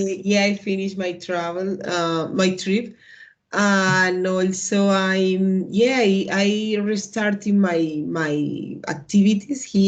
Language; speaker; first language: English; non-native, learner; Spanish